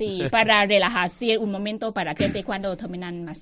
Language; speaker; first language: Spanish; non-native, learner; Thai